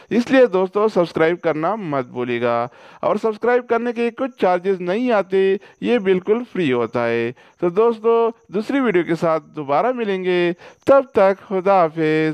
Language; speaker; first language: Urdu; non-native, local second language; Pashto